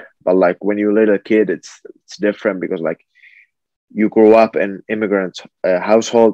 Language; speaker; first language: English; non-native, fluent; Finnish